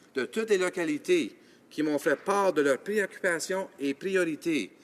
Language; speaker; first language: French; native; French